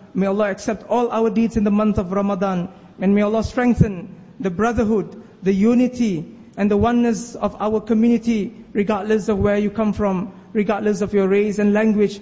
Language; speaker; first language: English; non-native, local second language; Malay